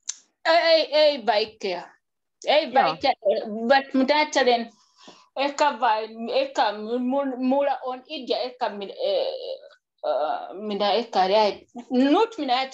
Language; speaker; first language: Finnish; non-native, learner; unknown